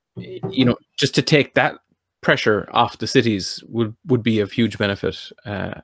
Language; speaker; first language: English; native; English